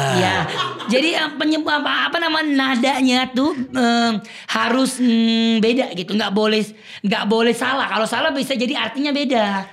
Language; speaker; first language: Indonesian; non-native, fluent; Thai